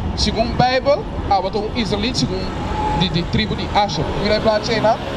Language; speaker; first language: Dutch; non-native, learner; English